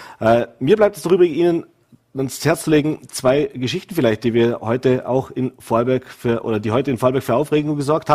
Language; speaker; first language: German; native; German